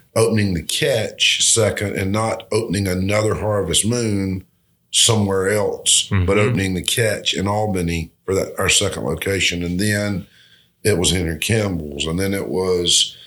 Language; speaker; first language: English; native; English